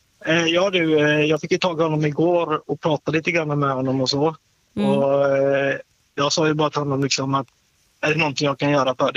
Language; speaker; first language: Swedish; native; Swedish